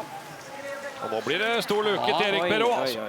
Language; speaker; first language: Norwegian; native; Norwegian